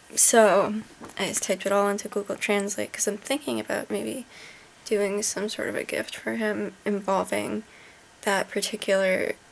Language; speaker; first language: English; native; English